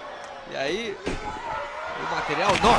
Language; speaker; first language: Portuguese; native; Portuguese